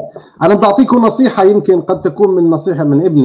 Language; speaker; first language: Arabic; native; Arabic